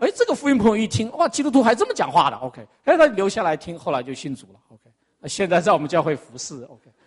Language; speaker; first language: Chinese; native; Chinese